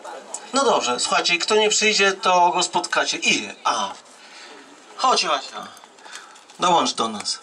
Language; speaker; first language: Polish; native; Polish